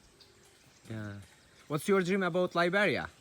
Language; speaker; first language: English; non-native, learner; Turkish